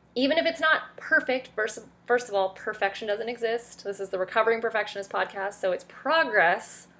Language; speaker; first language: English; early bilingual, other home language; French